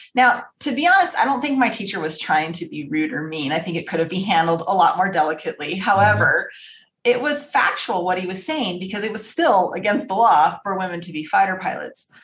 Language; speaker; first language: English; native; English